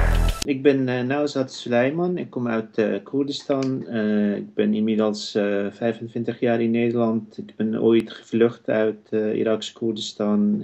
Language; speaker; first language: Dutch; non-native, fluent; Kurdish